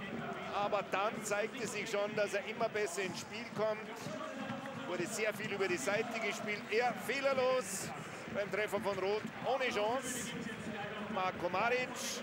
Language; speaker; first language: German; native; German